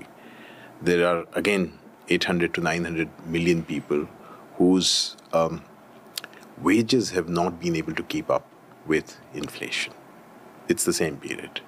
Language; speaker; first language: English; non-native, local second language; Hindi